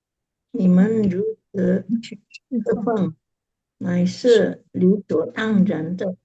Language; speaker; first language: Chinese; non-native, learner; Indonesian